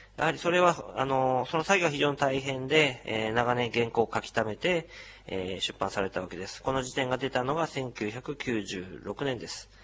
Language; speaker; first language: Japanese; native; Japanese